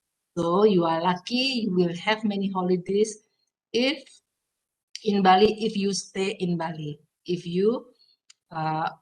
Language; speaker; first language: English; non-native, fluent; Indonesian